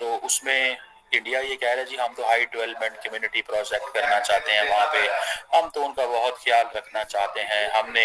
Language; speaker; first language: Hindi; native; Hindi